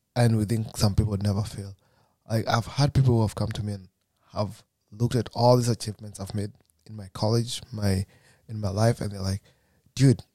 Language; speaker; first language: English; non-native, local second language; Kikuyu